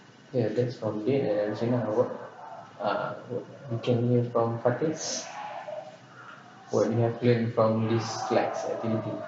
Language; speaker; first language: English; non-native, local second language; Malay